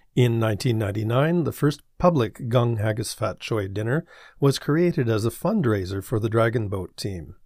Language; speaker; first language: English; native; English